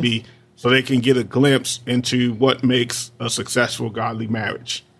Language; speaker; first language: English; native; English